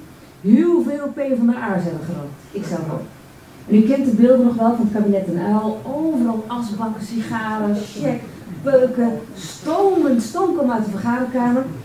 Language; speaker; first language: Dutch; native; Dutch